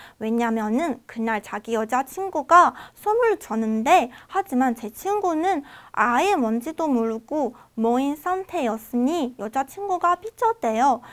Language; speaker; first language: Korean; non-native, fluent; Chinese